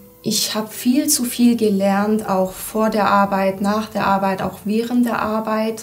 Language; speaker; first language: German; early bilingual, other home language; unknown